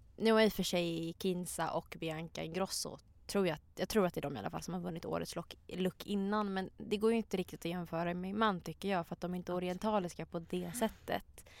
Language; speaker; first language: Swedish; native; Swedish